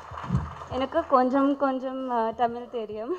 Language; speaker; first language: Tamil; non-native, learner; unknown